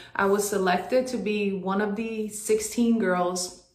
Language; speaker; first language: English; non-native, fluent; Swedish